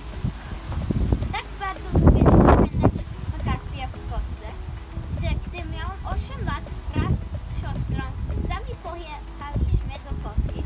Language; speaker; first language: Polish; early bilingual, heritage; Polish